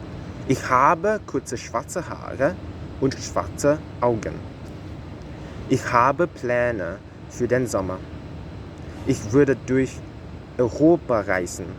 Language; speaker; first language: German; non-native, learner; Cantonese